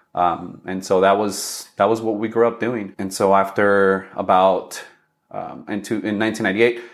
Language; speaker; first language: English; early bilingual, other home language; Spanish